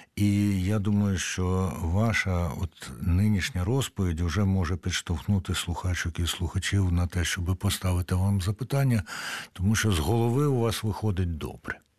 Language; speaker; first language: Ukrainian; native; Ukrainian